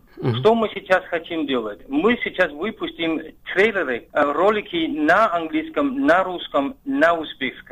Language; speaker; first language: Russian; non-native, fluent; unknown